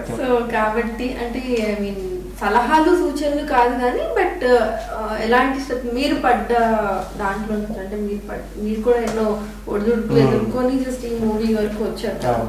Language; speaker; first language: Telugu; native; Telugu